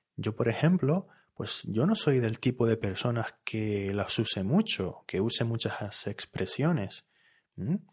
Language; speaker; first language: Spanish; native; Spanish